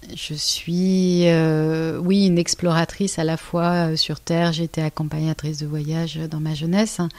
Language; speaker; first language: French; native; French